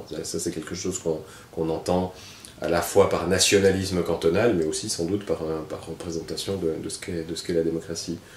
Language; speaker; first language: French; native; French